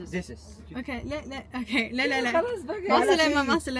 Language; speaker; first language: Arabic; non-native, learner; English